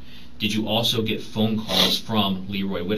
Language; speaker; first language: English; native; English